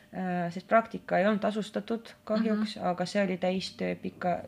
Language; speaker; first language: Estonian; non-native, local second language; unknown